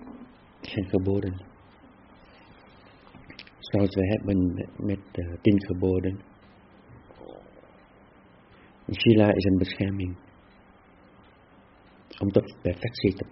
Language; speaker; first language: Dutch; non-native, fluent; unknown